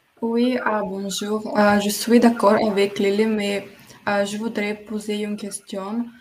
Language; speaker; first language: French; non-native, fluent; Bulgarian